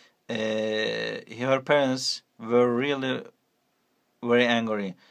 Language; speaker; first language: English; non-native, fluent; Turkish